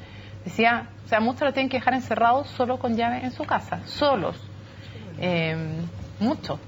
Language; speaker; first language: Spanish; native; Spanish